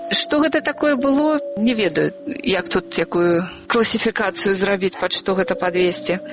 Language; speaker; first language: Belarusian; non-native, local second language; Russian